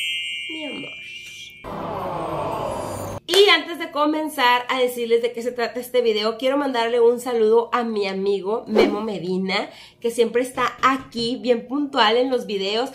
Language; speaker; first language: Spanish; native; Spanish